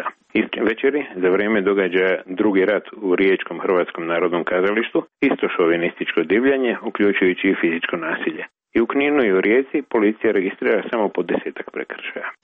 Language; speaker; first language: Serbian; native; Serbian